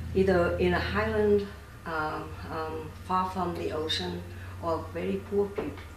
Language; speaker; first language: English; non-native, fluent; Vietnamese